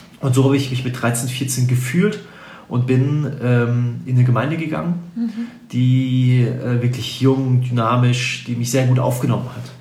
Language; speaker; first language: German; native; German